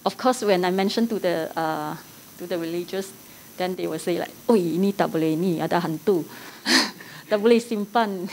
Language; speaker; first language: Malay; non-native, local second language; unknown